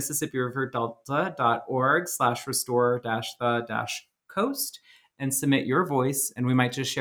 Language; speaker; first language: English; native; English